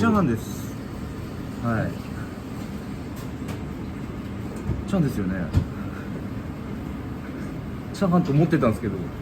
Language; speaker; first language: Japanese; native; Japanese